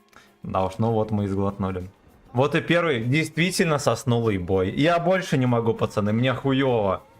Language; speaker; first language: Russian; native; Russian